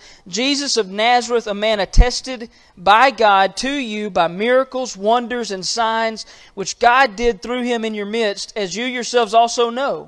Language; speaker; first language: English; native; English